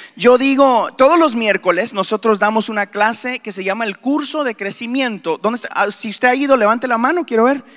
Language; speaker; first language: Spanish; native; Spanish